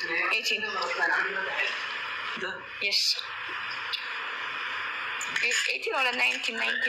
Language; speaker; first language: Arabic; non-native, learner; Amharic